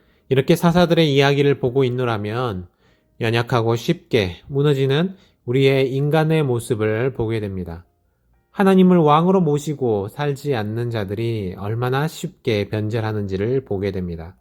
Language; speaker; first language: Korean; native; Korean